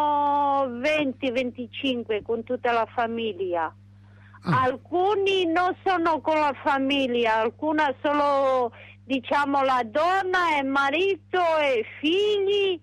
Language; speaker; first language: Italian; non-native, local second language; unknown